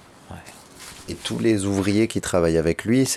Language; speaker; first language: French; native; French